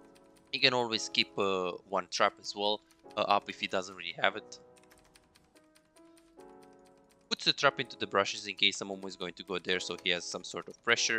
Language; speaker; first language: English; non-native, fluent; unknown